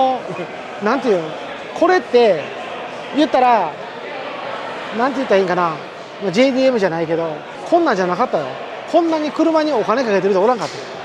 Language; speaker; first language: Japanese; native; Japanese